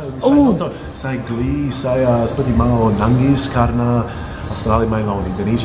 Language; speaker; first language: Indonesian; non-native, fluent; English